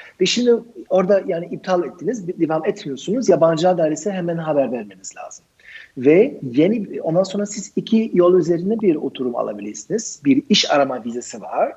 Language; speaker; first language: Turkish; non-native, fluent; German